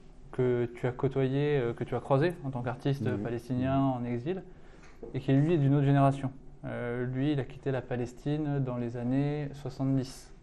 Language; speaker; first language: French; native; French